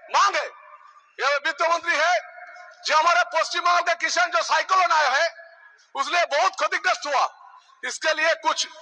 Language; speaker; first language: Hindi; non-native, local second language; Bangla